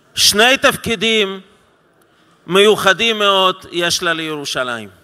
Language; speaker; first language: Hebrew; non-native, fluent; Russian